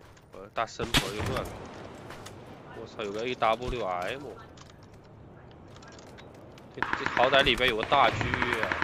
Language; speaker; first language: Chinese; native; Chinese